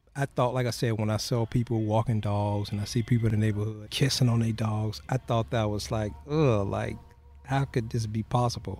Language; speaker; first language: English; native; English